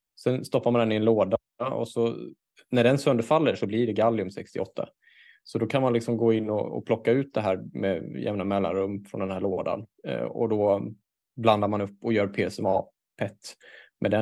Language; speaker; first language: Swedish; native; Swedish